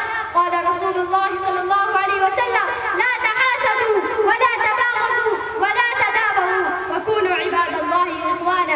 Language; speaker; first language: Arabic; non-native, learner; Urdu